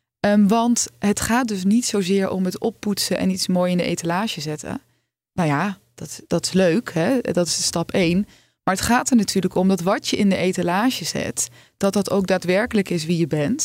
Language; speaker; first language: Dutch; native; Dutch